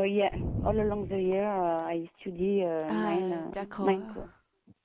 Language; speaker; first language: English; non-native, learner; French